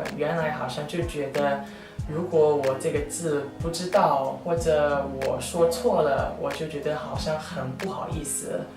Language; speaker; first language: Chinese; early bilingual, heritage; English